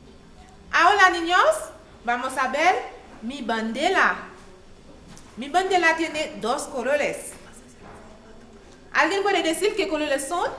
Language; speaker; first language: Spanish; non-native, learner; Haitian Creole